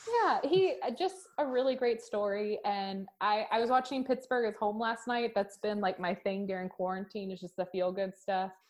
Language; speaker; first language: English; native; English